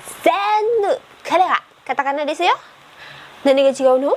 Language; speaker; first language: Japanese; non-native, learner; Indonesian